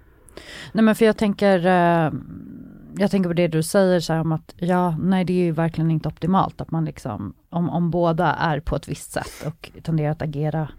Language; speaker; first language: Swedish; native; Swedish